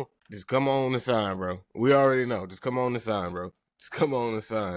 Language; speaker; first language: English; native; English